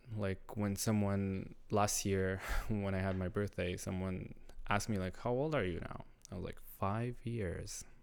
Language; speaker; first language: English; non-native, learner; Arabic